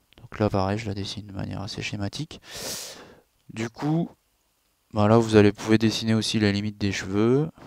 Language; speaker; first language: French; native; French